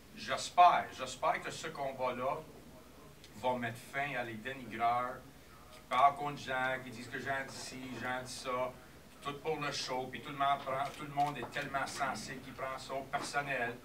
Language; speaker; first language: French; native; French